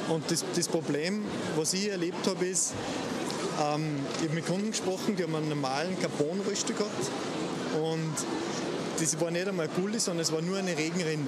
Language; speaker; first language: German; native; German